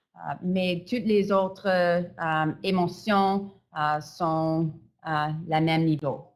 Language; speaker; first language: French; non-native, fluent; English